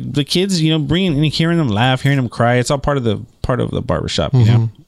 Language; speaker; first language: English; native; English